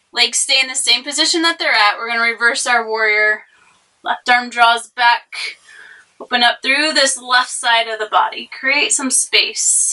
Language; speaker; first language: English; native; English